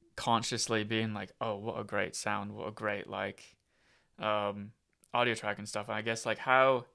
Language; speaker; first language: English; native; English